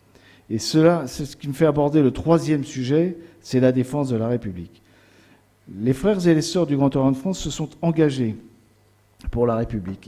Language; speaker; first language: French; native; French